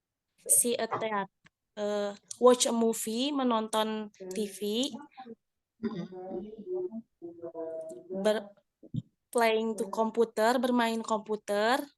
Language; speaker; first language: English; non-native, learner; Indonesian